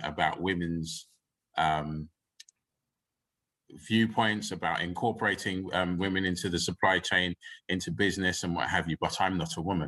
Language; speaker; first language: English; native; English